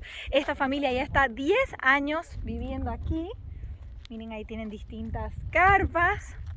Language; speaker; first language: Spanish; native; Spanish